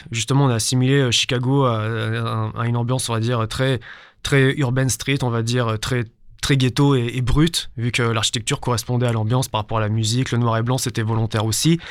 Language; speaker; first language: French; native; French